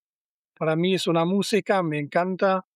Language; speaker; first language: Spanish; non-native, learner; German